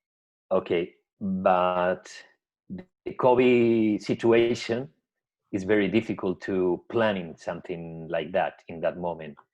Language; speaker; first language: English; non-native, learner; Spanish